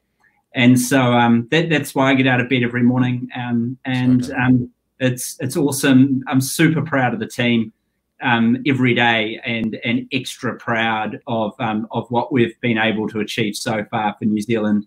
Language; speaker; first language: English; native; English